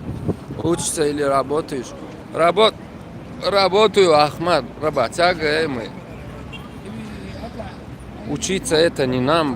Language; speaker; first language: Russian; non-native, fluent; Turkmen